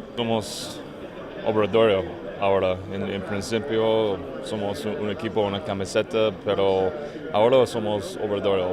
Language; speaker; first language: Spanish; non-native, fluent; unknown